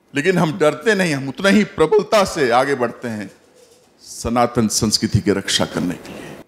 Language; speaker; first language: Hindi; native; Hindi